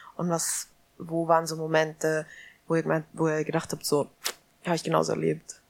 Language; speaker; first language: German; native; German